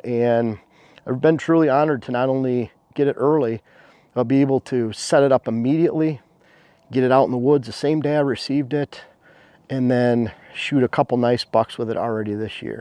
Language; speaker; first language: English; native; English